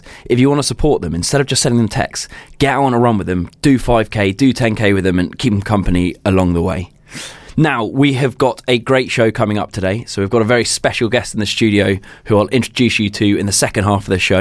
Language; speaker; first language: English; native; English